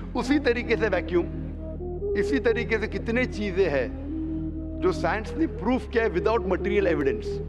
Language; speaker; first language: Hindi; non-native, local second language; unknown